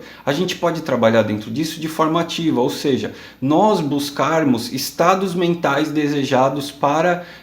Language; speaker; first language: Portuguese; native; Portuguese